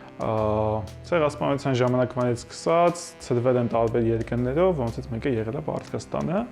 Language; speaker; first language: Armenian; native; Armenian